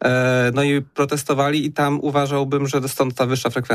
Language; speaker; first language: Polish; native; Polish